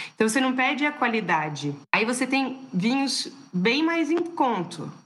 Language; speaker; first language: Portuguese; non-native, fluent; French